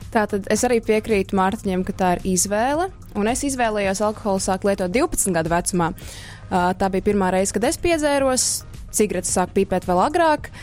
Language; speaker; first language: Latvian; native; Latvian